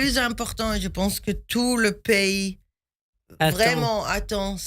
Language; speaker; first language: French; non-native, fluent; Hebrew